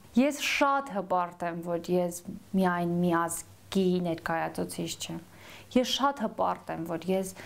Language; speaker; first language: Armenian; native; Armenian